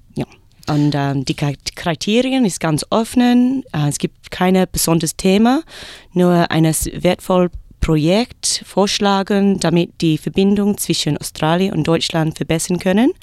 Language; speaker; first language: German; non-native, learner; English